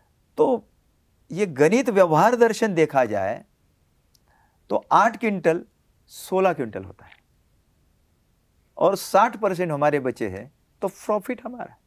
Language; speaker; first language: Hindi; native; Hindi